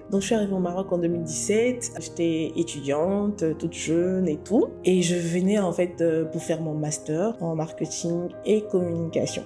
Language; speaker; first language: French; native; French